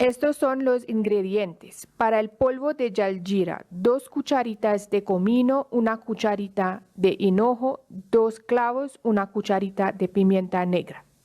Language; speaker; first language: Spanish; non-native, fluent; Hindi